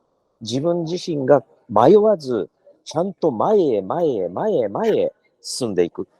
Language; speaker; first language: Japanese; native; Japanese